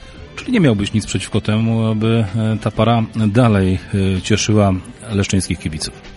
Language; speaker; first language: Polish; native; Polish